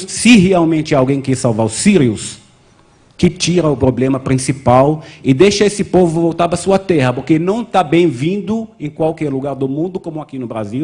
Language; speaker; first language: Portuguese; non-native, fluent; Arabic